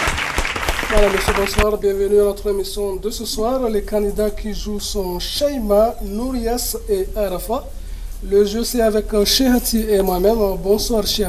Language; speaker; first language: French; non-native, local second language; Comorian